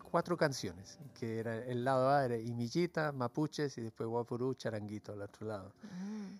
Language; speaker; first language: Spanish; early bilingual, heritage; Spanish